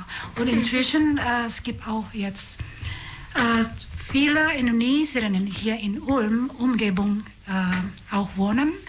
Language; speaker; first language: German; non-native, fluent; Indonesian